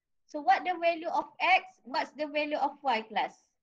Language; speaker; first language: English; non-native, local second language; Malay